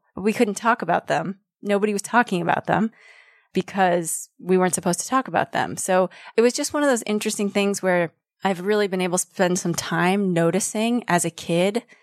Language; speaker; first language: English; native; English